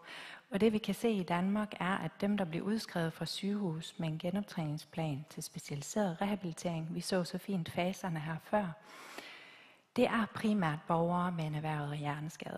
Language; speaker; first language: Danish; native; Danish